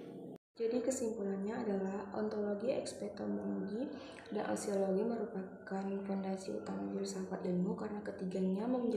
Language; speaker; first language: Indonesian; native; Indonesian